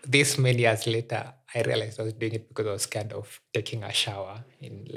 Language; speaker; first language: English; non-native, local second language; Meru